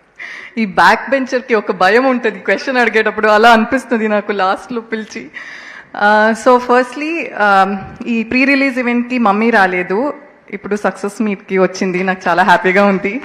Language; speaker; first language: Telugu; non-native, local second language; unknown